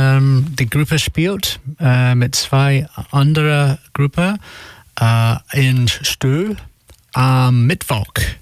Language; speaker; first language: German; non-native, learner; English